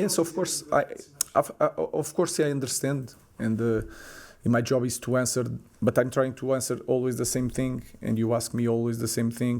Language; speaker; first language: English; non-native, fluent; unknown